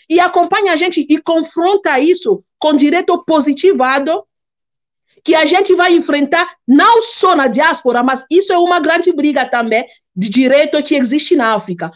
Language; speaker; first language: Portuguese; non-native, fluent; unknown